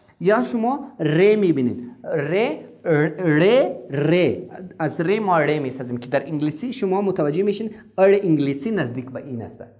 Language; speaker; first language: Persian; non-native, local second language; Pashto